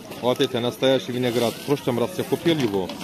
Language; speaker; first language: Russian; non-native, learner; Turkish